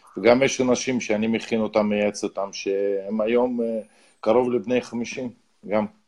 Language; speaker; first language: Hebrew; non-native, fluent; Russian